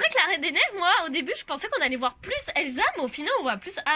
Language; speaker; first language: French; native; French